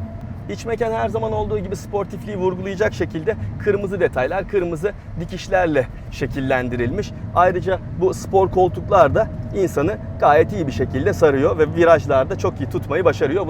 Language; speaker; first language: Turkish; native; Turkish